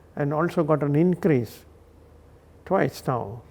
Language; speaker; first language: English; non-native, local second language; Sinhala